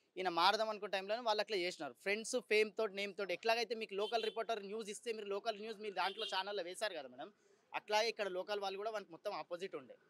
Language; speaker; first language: Telugu; native; Telugu